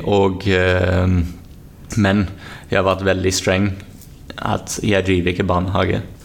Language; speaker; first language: Norwegian; non-native, fluent; English